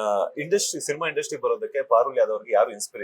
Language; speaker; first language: Kannada; native; Kannada